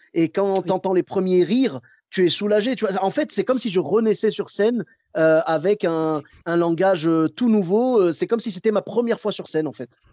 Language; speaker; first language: French; early bilingual, other home language; Arabic